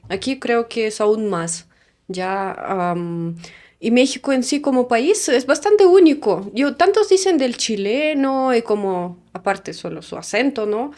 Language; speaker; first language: Spanish; non-native, fluent; Russian